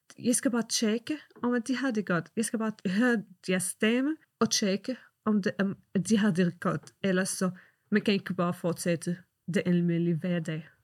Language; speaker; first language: Danish; non-native, fluent; Arabic